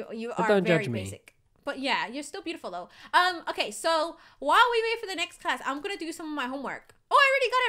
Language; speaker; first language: English; native; English